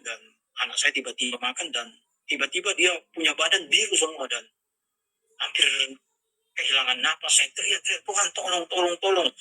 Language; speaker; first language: Indonesian; native; Indonesian